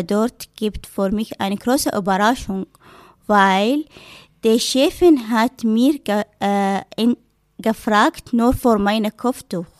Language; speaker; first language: German; non-native, learner; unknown